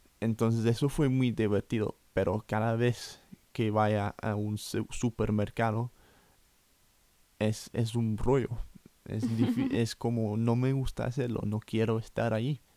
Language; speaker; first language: Spanish; non-native, fluent; English